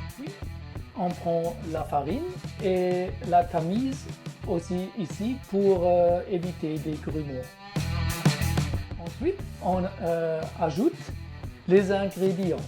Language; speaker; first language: French; non-native, learner; German